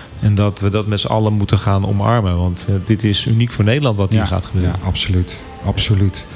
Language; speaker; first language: Dutch; native; Dutch